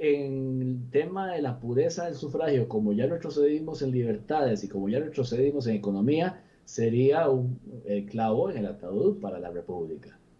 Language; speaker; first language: Spanish; native; Spanish